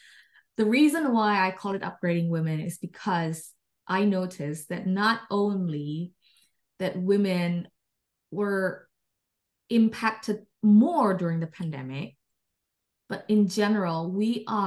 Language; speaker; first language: English; non-native, fluent; Indonesian